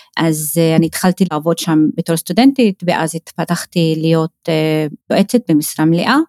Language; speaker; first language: Hebrew; non-native, local second language; Arabic